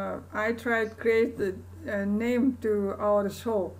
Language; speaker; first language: English; non-native, learner; Kazakh